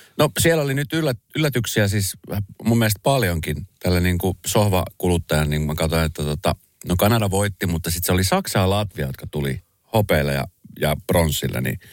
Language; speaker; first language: Finnish; early bilingual, other home language; Spanish